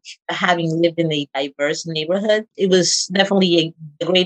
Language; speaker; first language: English; early bilingual, other home language; Spanish